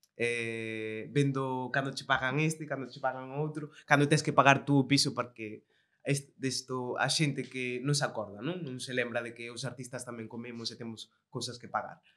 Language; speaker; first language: Galician; non-native, local second language; Kabuverdianu